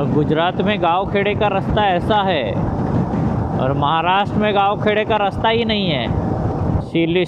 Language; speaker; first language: Hindi; non-native, local second language; Marathi